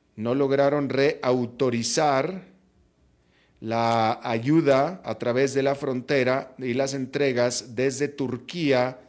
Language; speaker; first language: Spanish; native; Spanish